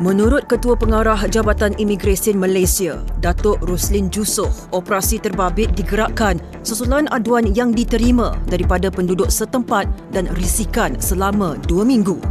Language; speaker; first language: Malay; native; Malay